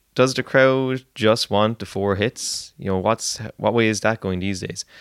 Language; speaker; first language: English; native; English